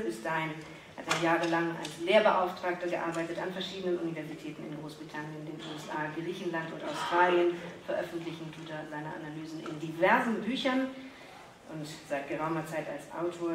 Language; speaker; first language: German; native; German